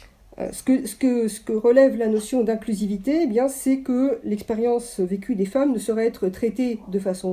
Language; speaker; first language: French; native; French